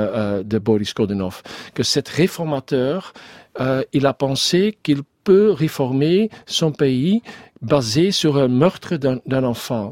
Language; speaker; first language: French; non-native, learner; Dutch